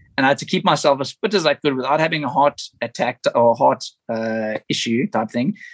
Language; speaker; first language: English; native; English